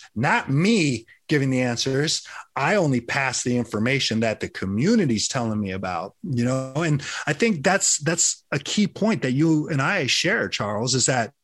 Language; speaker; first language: English; early bilingual, other home language; Filipino